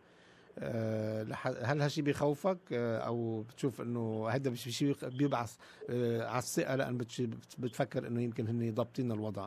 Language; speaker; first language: Arabic; native; Arabic